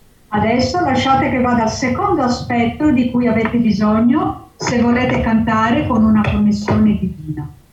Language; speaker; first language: Italian; native; Italian